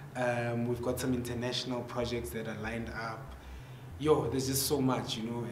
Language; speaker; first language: English; non-native, local second language; Tsonga